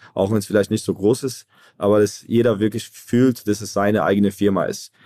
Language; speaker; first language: German; early bilingual, other home language; Croatian